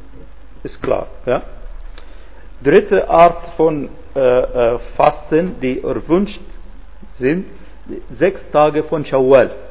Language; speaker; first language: German; non-native, fluent; Arabic